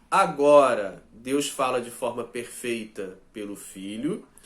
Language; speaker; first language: Portuguese; native; Portuguese